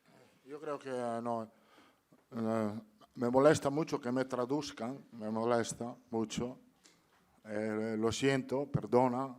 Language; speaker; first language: Spanish; non-native, fluent; Italian